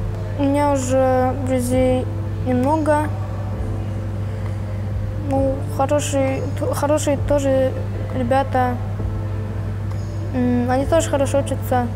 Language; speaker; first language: Russian; non-native, local second language; Uzbek